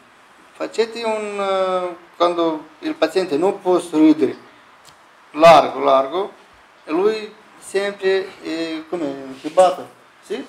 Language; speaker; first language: Italian; non-native, learner; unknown